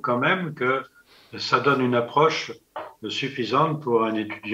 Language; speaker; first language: French; native; French